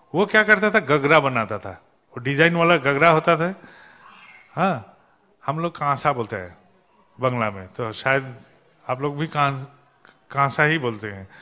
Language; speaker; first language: Hindi; non-native, local second language; Bangla